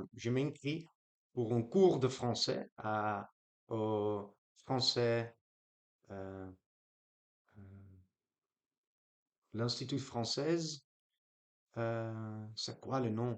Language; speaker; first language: French; non-native, learner; Dutch